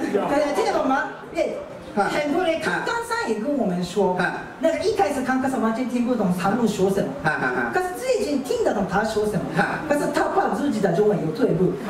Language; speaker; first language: Chinese; non-native, learner; Japanese